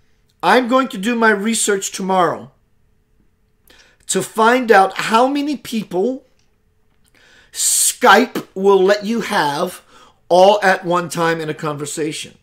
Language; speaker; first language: English; native; English